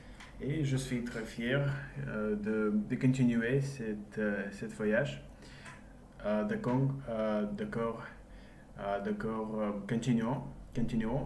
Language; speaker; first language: French; non-native, learner; English